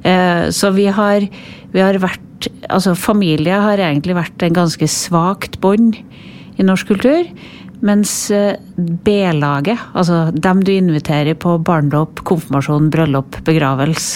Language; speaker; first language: Norwegian; native; Norwegian